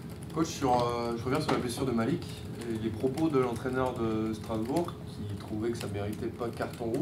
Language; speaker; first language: French; native; French